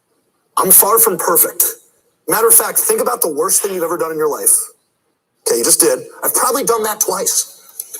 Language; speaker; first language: English; native; English